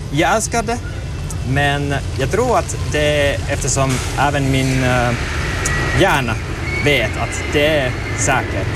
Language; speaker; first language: Swedish; non-native, learner; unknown